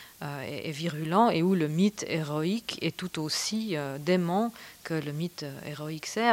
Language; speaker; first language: French; native; French